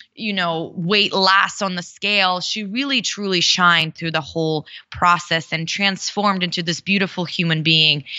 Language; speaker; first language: English; early bilingual, other home language; Russian